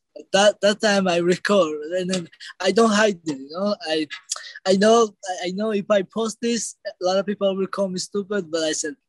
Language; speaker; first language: English; non-native, learner; Georgian